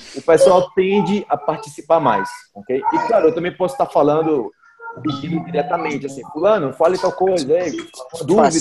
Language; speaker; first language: Portuguese; native; Portuguese